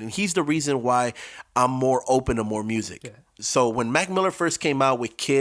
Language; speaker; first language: English; native; English